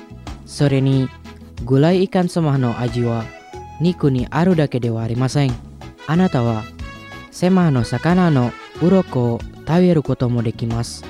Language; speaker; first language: Japanese; non-native, fluent; Indonesian